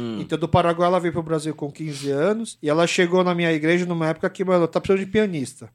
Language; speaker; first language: Portuguese; early bilingual, other home language; Korean